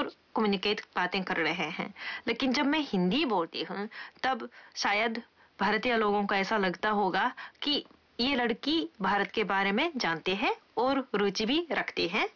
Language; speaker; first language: Hindi; non-native, fluent; Japanese